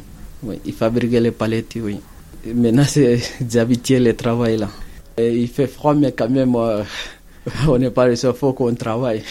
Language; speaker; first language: French; non-native, learner; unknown